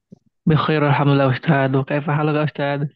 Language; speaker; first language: Arabic; non-native, learner; Indonesian